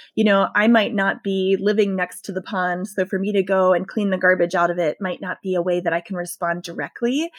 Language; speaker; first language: English; native; English